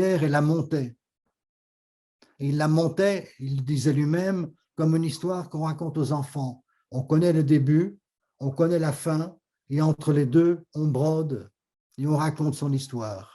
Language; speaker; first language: French; native; French